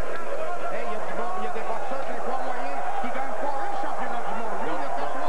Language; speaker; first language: French; native; French